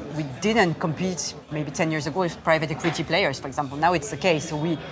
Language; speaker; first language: English; non-native, fluent; Korean